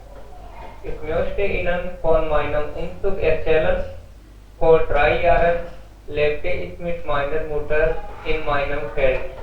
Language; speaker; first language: German; non-native, learner; Hindi